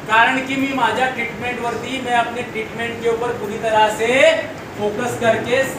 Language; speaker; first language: Hindi; non-native, local second language; Marathi